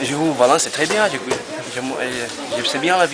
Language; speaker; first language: French; non-native, learner; Portuguese